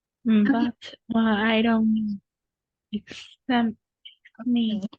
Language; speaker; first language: English; non-native, learner; Vietnamese